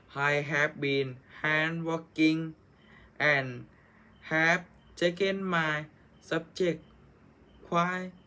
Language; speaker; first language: English; non-native, learner; Thai